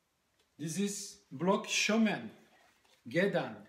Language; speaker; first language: English; non-native, learner; French